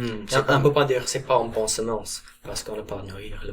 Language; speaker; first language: French; non-native, learner; English